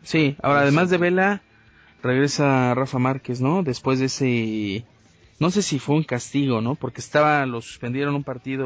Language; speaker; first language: Spanish; native; Spanish